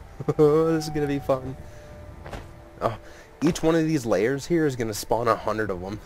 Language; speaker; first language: English; native; English